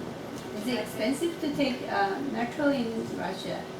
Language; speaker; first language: English; non-native, local second language; Chinese